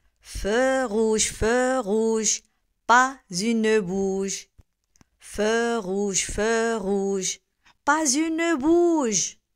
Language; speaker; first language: French; non-native, local second language; Arabic